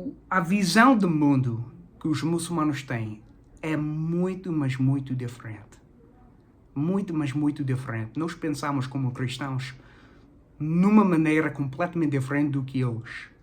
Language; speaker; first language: Portuguese; non-native, fluent; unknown